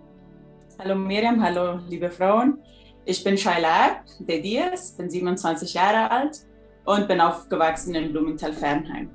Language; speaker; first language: German; early bilingual, heritage; German